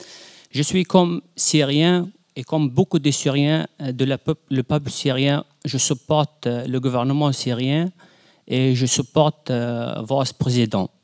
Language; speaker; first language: French; non-native, fluent; Arabic